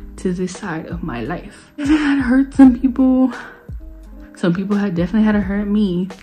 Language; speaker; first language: English; native; English